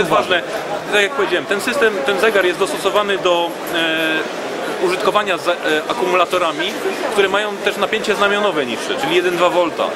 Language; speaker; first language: Polish; native; Polish